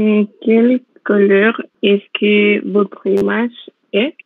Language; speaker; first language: French; non-native, learner; Spanish